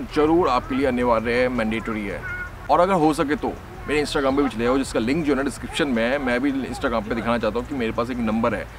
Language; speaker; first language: Hindi; native; Hindi